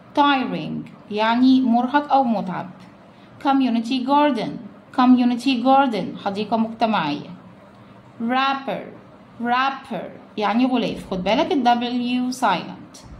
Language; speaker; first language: Arabic; native; Arabic